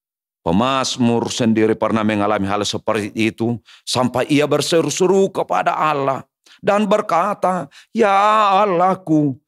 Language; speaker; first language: Indonesian; native; Indonesian